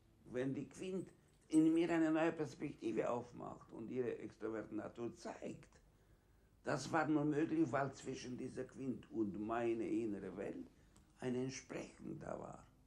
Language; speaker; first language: German; non-native, fluent; Romanian